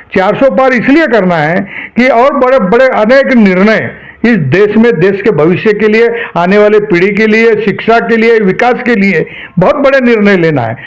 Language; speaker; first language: Hindi; non-native, local second language; Marathi